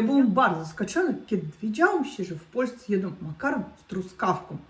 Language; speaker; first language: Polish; non-native, learner; Russian